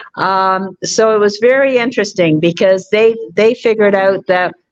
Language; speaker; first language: English; native; English